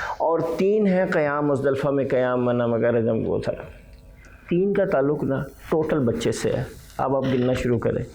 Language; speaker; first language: Urdu; early bilingual, heritage; Urdu